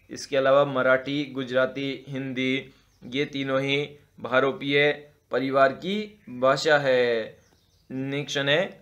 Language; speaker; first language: Hindi; native; Hindi